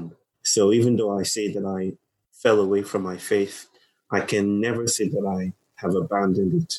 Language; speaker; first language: English; non-native, local second language; Yoruba